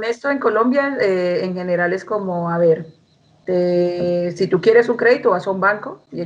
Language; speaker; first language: Spanish; native; Spanish